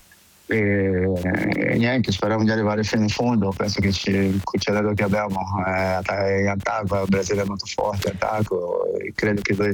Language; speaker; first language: Italian; non-native, fluent; Portuguese